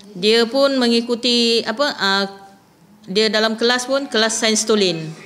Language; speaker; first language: Malay; native; Malay